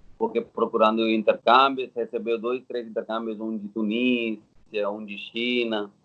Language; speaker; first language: Portuguese; non-native, learner; Telugu